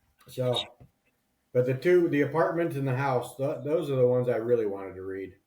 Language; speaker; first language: English; native; English